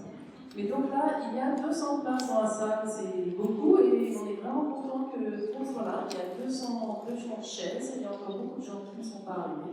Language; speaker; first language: French; native; French